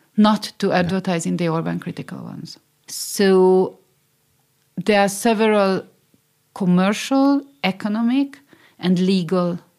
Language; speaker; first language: English; non-native, fluent; Hungarian